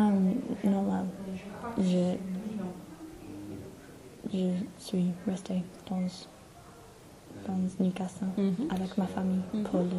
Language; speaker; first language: French; non-native, learner; English